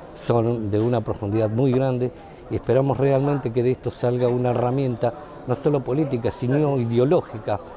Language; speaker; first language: Spanish; native; Spanish